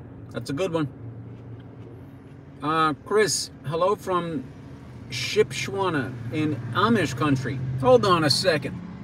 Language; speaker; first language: English; native; English